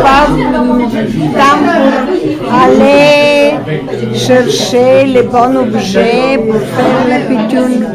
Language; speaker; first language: French; non-native, learner; Bulgarian